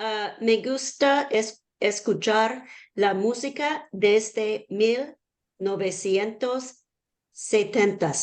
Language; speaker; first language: Spanish; non-native, learner; English